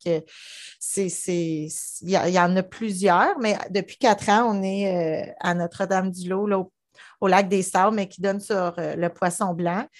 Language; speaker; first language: French; native; French